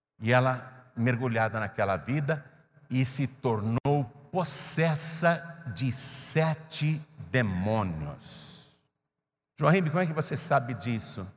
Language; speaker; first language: Portuguese; native; Portuguese